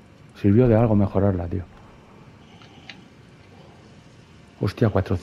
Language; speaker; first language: Spanish; native; Spanish